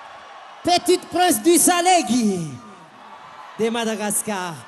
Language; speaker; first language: French; non-native, local second language; Malagasy